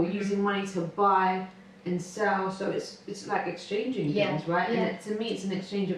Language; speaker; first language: English; native; English